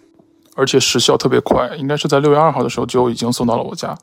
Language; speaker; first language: Chinese; native; Chinese